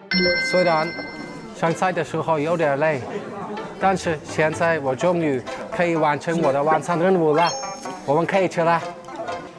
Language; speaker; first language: Chinese; non-native, fluent; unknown